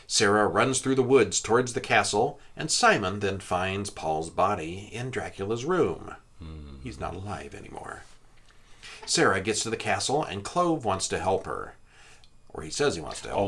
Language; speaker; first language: English; native; English